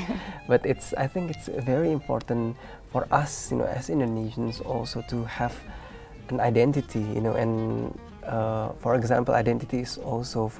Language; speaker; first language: English; non-native, fluent; Indonesian